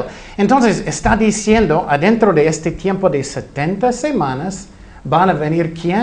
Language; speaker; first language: Spanish; non-native, fluent; English